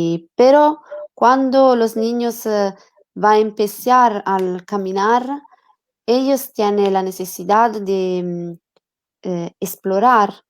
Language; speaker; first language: Spanish; non-native, learner; Italian